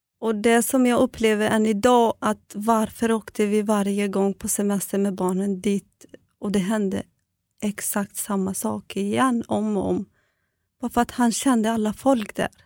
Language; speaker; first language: Swedish; non-native, fluent; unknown